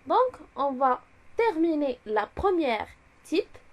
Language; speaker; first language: French; non-native, local second language; Arabic